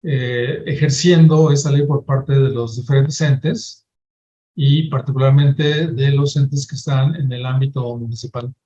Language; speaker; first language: Spanish; native; Spanish